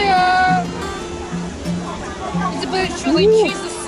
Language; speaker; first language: Chinese; native; Chinese